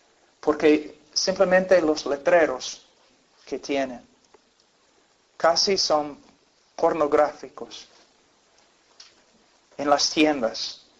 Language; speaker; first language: Spanish; non-native, fluent; English